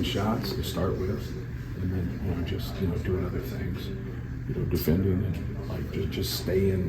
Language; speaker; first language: English; native; English